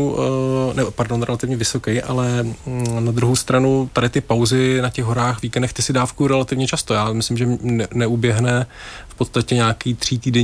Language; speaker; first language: Czech; native; Czech